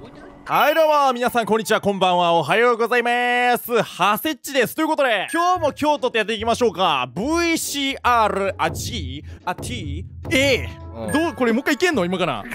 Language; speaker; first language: Japanese; native; Japanese